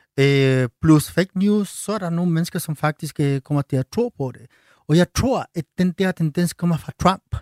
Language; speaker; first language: Danish; non-native, fluent; Spanish